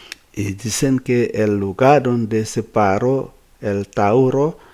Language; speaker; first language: Spanish; non-native, fluent; Haitian Creole